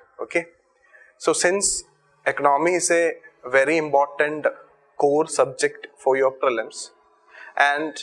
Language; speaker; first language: English; non-native, local second language; Malayalam